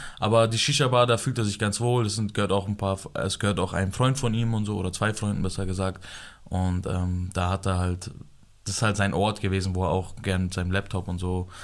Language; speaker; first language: German; early bilingual, other home language; Persian